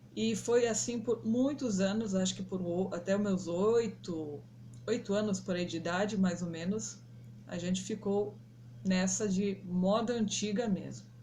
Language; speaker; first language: Portuguese; non-native, local second language; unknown